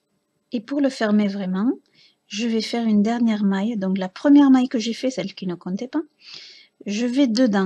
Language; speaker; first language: French; native; French